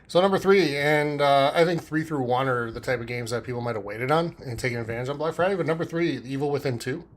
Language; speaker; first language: English; native; English